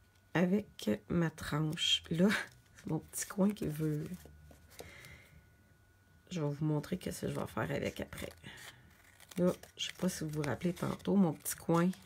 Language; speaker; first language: French; native; French